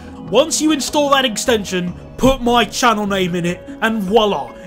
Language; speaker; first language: English; native; English